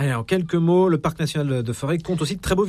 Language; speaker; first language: French; native; French